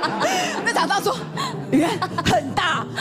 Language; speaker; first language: Chinese; native; Chinese